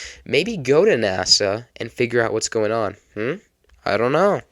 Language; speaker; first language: English; native; English